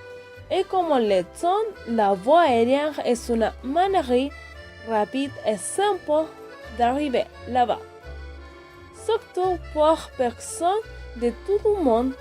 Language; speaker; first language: French; non-native, learner; Spanish